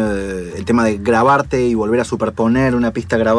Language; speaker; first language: Spanish; native; Spanish